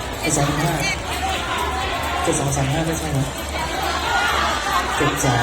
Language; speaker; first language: Thai; native; Thai